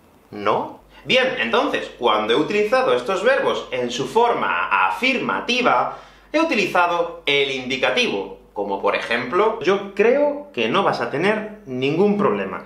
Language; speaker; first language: Spanish; native; Spanish